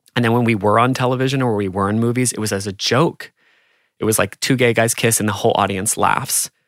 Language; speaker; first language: English; native; English